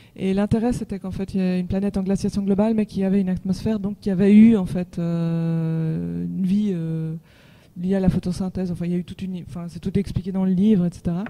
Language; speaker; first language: French; native; French